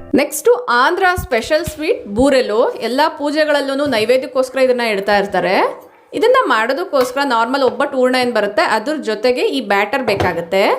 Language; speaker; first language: Kannada; non-native, local second language; Telugu